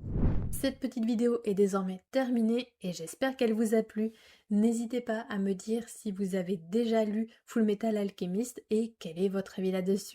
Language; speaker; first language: French; native; French